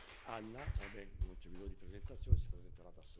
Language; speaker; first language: Italian; native; Italian